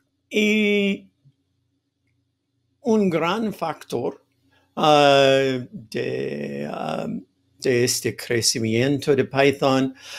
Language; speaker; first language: Spanish; non-native, fluent; English